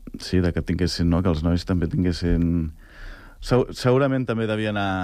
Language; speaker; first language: Catalan; native; Catalan